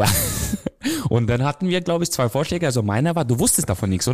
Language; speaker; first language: German; non-native, fluent; Romanian